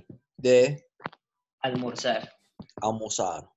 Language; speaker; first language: Spanish; non-native, learner; English